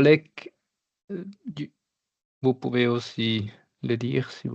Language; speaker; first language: French; non-native, learner; German